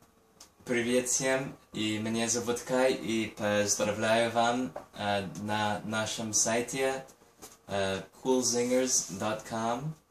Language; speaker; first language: Russian; non-native, learner; Chinese